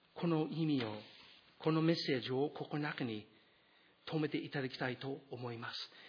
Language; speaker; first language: Japanese; non-native, fluent; English